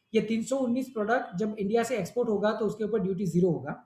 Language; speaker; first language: Hindi; non-native, local second language; Gujarati